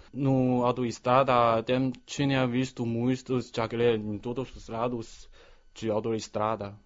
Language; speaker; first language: Portuguese; non-native, learner; Chinese